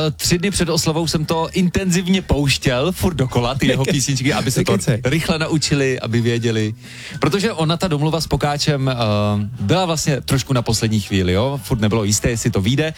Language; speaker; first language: Czech; native; Czech